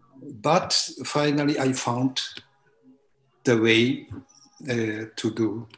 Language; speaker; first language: English; non-native, learner; Japanese